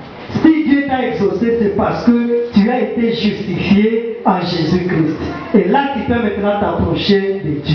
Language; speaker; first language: French; non-native, local second language; Swahili